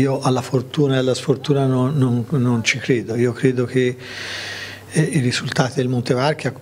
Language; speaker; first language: Italian; native; Italian